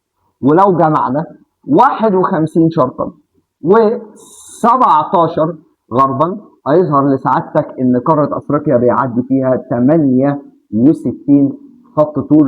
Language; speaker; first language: Arabic; native; Arabic